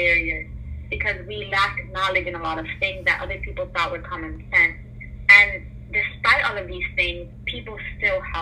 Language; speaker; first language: English; native; English